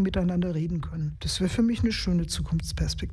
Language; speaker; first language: German; native; German